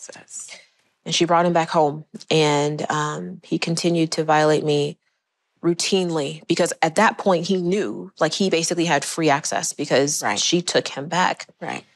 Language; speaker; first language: English; native; English